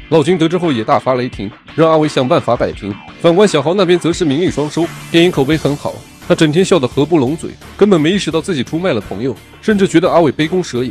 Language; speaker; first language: Chinese; native; Chinese